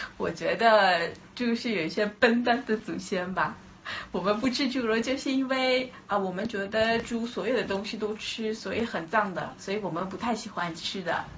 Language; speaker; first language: Chinese; non-native, fluent; Persian